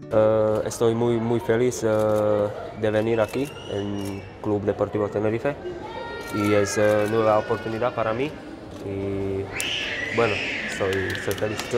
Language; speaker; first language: Spanish; non-native, learner; Slovak